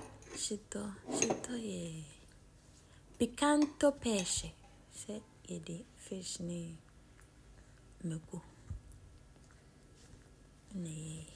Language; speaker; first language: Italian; non-native, learner; Akan